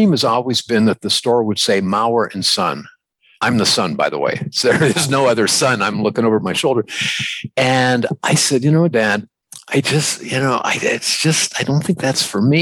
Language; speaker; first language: English; native; English